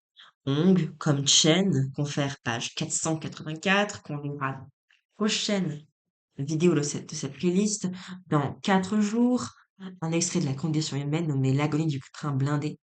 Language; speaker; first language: French; native; French